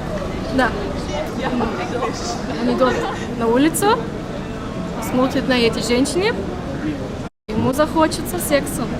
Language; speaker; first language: Russian; early bilingual, heritage; German